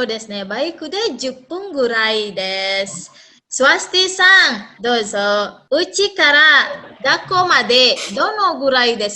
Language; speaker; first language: Japanese; non-native, fluent; Indonesian